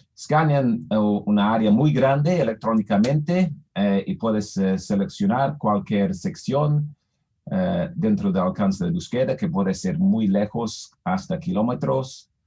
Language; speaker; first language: Spanish; non-native, fluent; English